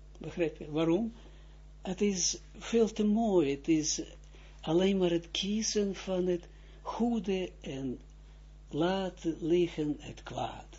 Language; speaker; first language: Dutch; non-native, fluent; Russian